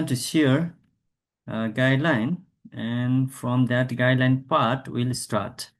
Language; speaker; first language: English; non-native, local second language; Nepali